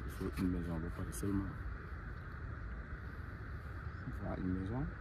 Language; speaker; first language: French; non-native, local second language; Wolof